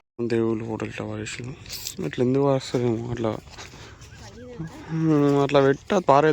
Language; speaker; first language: Telugu; native; Telugu